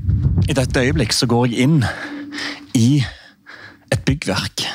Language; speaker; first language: Norwegian; native; Norwegian